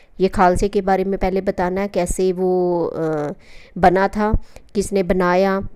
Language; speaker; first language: Hindi; non-native, local second language; Punjabi